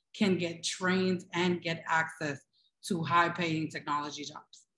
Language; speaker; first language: English; native; English